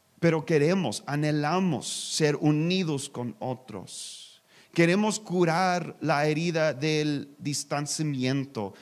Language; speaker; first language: Spanish; non-native, learner; English